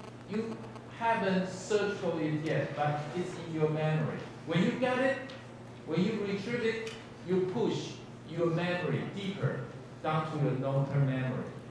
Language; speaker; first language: English; non-native, fluent; Chinese